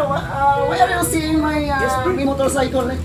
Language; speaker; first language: English; non-native, learner; Filipino